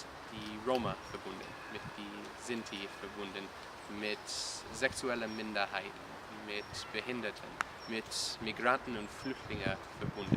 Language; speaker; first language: German; non-native, learner; English